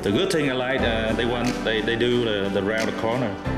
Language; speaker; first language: English; non-native, learner; Vietnamese